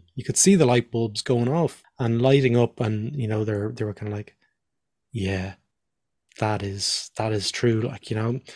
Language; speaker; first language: English; native; English